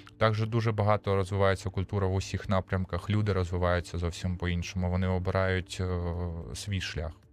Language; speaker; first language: Ukrainian; non-native, local second language; Russian